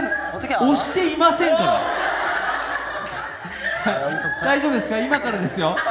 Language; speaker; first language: Japanese; native; Japanese